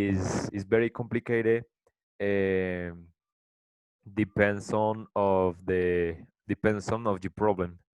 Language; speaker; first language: English; non-native, learner; Spanish